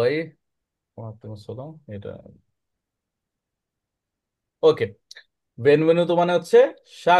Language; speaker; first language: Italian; non-native, learner; Bangla